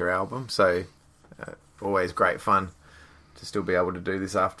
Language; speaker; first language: English; native; English